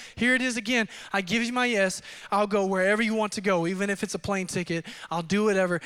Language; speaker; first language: English; native; English